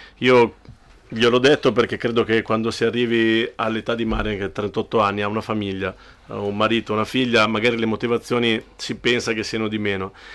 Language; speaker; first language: Italian; native; Italian